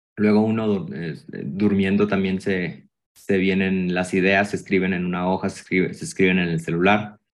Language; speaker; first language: Spanish; native; Spanish